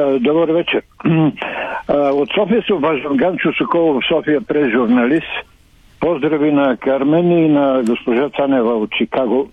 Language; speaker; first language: Bulgarian; native; Bulgarian